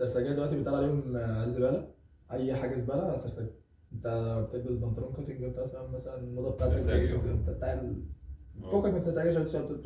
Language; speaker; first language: Arabic; native; Arabic